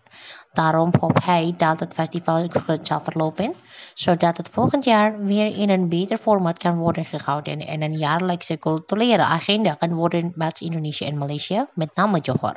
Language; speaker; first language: Dutch; non-native, fluent; Indonesian